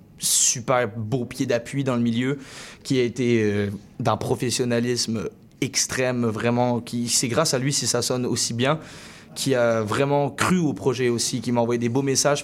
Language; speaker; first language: French; native; French